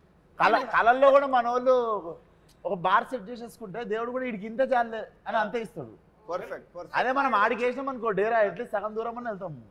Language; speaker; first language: Telugu; native; Telugu